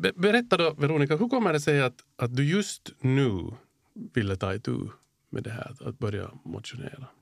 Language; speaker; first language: Swedish; native; Swedish